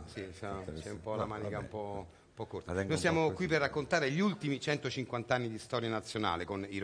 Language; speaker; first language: Italian; native; Italian